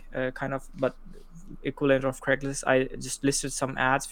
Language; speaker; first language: English; non-native, local second language; Urdu